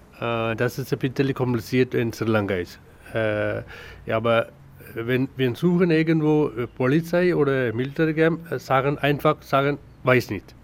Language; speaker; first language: German; non-native, learner; Tamil